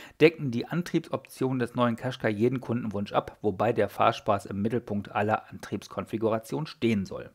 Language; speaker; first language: German; native; German